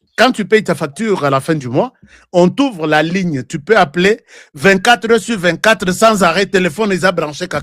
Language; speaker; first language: French; non-native, local second language; Lingala